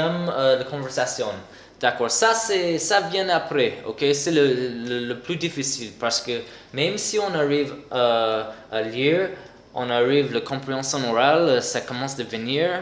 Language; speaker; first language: French; non-native, fluent; English